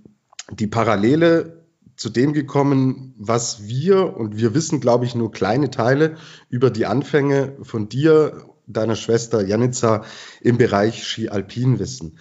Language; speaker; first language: German; native; German